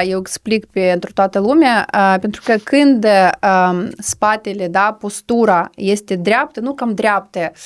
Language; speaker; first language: Romanian; non-native, local second language; Russian